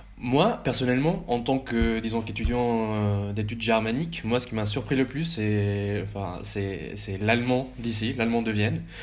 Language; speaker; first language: French; early bilingual, heritage; French